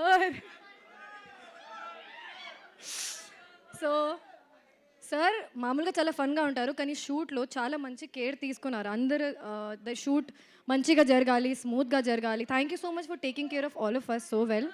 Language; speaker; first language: Telugu; non-native, learner; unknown